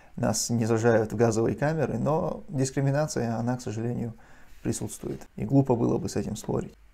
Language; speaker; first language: Russian; non-native, local second language; Chechen